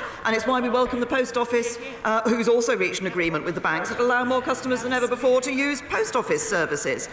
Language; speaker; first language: English; native; English